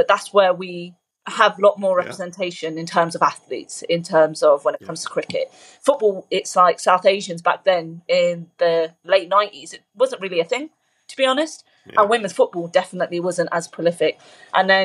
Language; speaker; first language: English; early bilingual, other home language; Punjabi